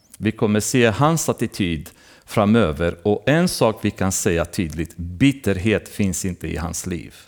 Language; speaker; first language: Swedish; non-native, fluent; Romanian